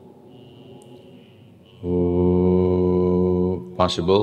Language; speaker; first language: English; non-native, local second language; Tamil